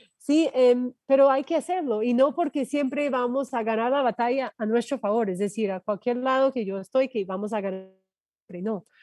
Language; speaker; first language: Spanish; non-native, fluent; English